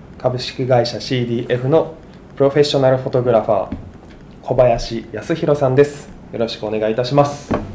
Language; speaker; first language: Japanese; native; Japanese